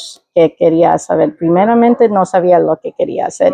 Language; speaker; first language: Spanish; early bilingual, heritage; Spanish